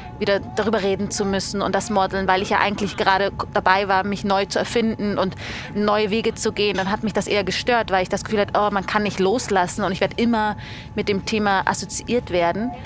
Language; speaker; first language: German; early bilingual, other home language; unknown